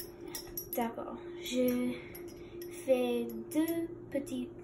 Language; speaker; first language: French; non-native, learner; English